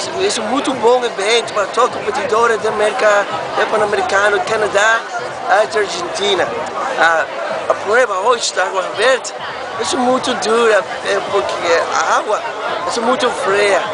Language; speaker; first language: Portuguese; non-native, learner; Spanish